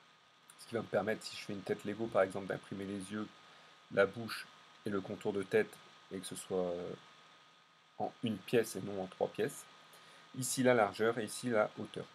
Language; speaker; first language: French; native; French